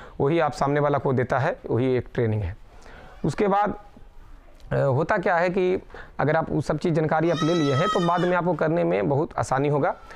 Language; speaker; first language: Hindi; native; Hindi